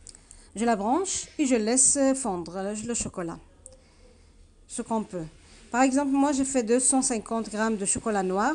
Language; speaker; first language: French; non-native, learner; Arabic